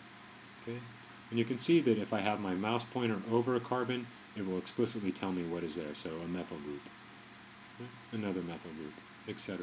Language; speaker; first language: English; native; English